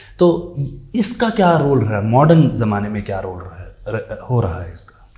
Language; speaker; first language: Urdu; native; Urdu